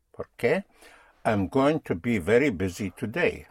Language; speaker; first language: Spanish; non-native, fluent; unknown